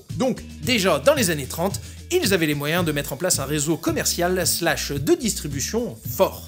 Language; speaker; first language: French; native; French